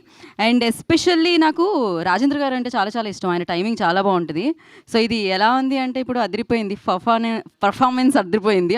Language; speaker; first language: Telugu; native; Telugu